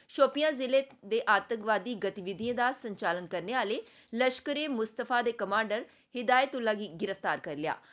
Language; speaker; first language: Punjabi; non-native, local second language; Dogri